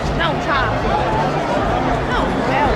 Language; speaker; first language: Portuguese; native; Portuguese